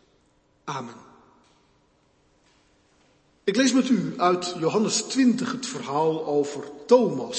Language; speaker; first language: Dutch; native; Dutch